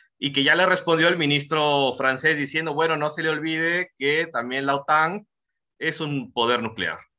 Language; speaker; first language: Spanish; native; Spanish